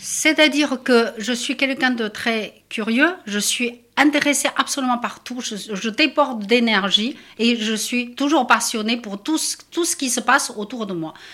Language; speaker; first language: French; non-native, fluent; Chinese